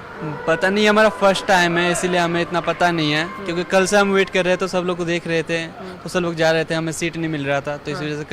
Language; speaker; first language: Hindi; non-native, local second language; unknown